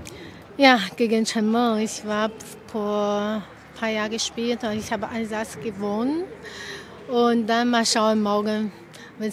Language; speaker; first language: German; non-native, fluent; Chinese